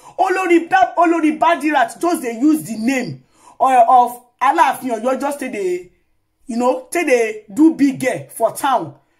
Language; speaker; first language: Nigerian Pidgin; non-native, local second language; Yoruba